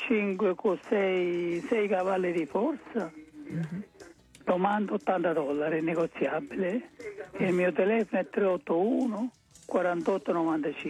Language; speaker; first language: Italian; early bilingual, heritage; Italian